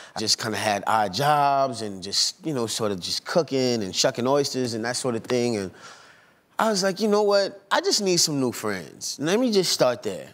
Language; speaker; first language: English; native; English